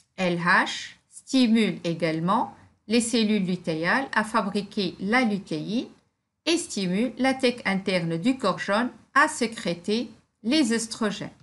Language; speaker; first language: French; non-native, local second language; Arabic